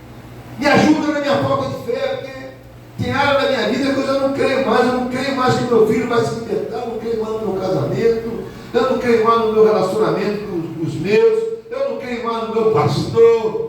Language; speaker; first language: Portuguese; native; Portuguese